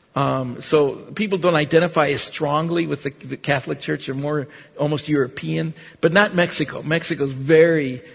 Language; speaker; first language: English; early bilingual, other home language; Spanish